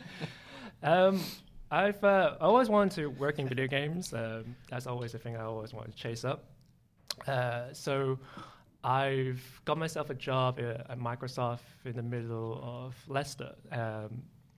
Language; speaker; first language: English; native; English